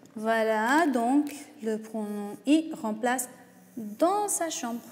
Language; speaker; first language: French; non-native, fluent; Hungarian